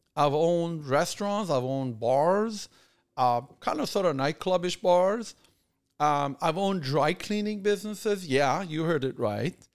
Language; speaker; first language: English; non-native, fluent; Persian